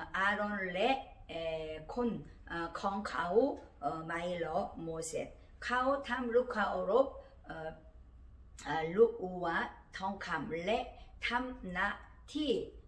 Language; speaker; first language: Thai; non-native, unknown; Korean